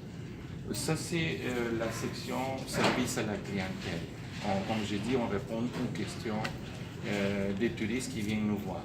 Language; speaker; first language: French; native; French